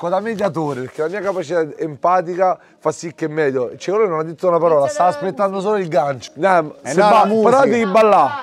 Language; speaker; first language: Italian; native; Italian